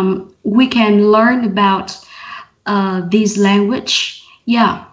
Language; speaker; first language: English; non-native, learner; Vietnamese